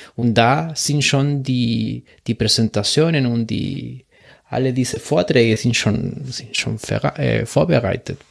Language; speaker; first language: German; non-native, fluent; Spanish